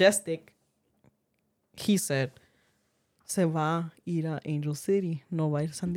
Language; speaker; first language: Spanish; early bilingual, heritage; Spanish